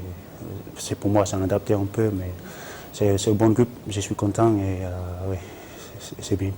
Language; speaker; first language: French; non-native, learner; English